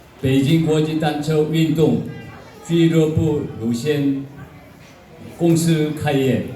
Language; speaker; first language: Chinese; non-native, learner; Korean